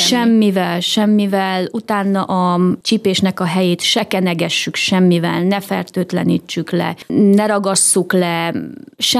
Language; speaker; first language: Hungarian; native; Hungarian